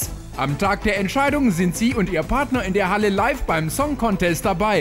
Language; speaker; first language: German; native; German